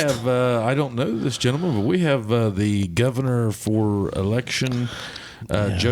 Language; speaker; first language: English; native; English